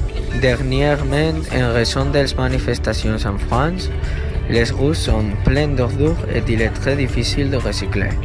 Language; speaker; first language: French; non-native, learner; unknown